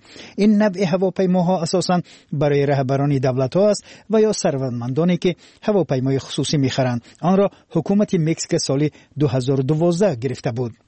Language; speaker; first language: Persian; native; Persian